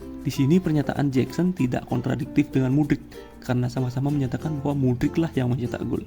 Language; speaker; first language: Indonesian; native; Indonesian